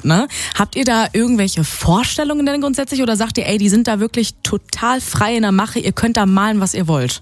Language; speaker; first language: German; native; German